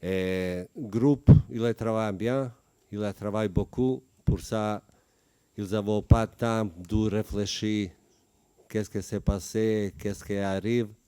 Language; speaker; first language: French; non-native, learner; Bosnian